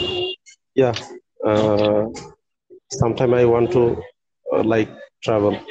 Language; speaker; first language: English; non-native, learner; Bangla